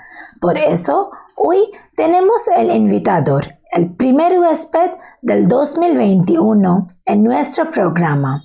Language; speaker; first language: Spanish; non-native, learner; Bangla